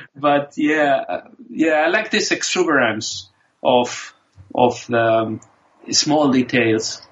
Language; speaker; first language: English; non-native, fluent; Spanish